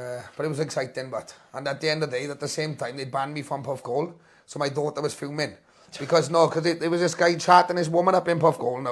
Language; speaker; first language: English; native; English